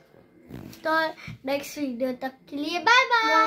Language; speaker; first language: Hindi; native; Hindi